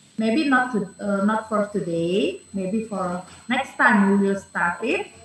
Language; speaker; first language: English; non-native, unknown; Indonesian